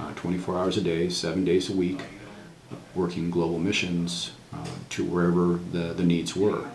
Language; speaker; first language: English; native; English